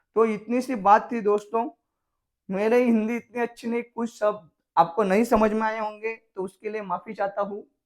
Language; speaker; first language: Hindi; non-native, local second language; Marathi